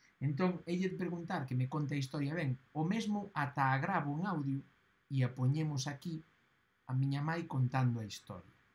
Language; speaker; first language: Galician; native; Galician